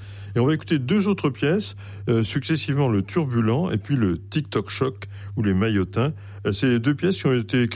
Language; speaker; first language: French; native; French